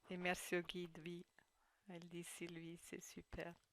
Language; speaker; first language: French; non-native, fluent; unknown